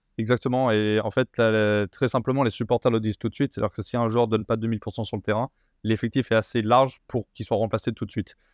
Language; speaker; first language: French; native; French